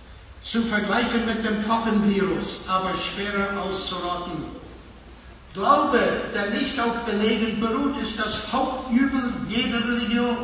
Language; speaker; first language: German; non-native, fluent; English